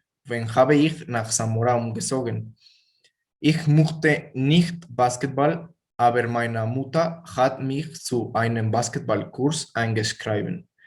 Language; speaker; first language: German; non-native, learner; Spanish